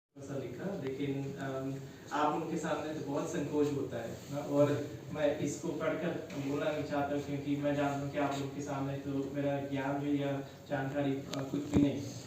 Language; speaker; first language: Hindi; non-native, fluent; English